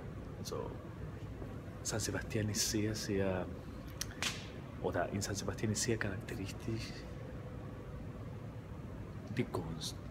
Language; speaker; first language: German; non-native, fluent; Spanish